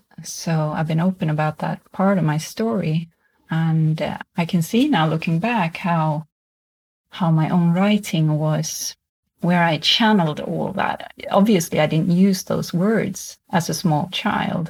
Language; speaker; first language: English; non-native, fluent; Swedish